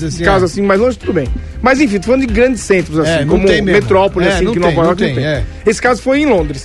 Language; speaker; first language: Portuguese; native; Portuguese